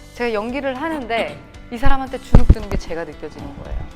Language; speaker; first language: Korean; native; Korean